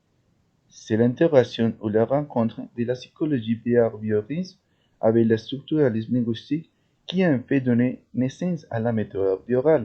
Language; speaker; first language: French; non-native, learner; Spanish